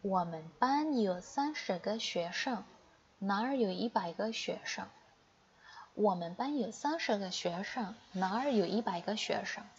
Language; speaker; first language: Chinese; non-native, fluent; Indonesian